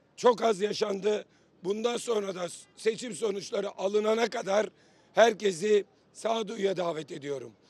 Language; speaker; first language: Turkish; native; Turkish